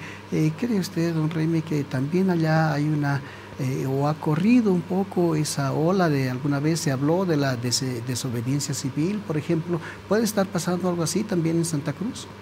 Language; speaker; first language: Spanish; native; Spanish